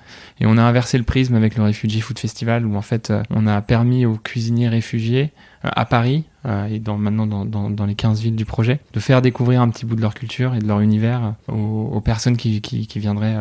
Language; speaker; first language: French; native; French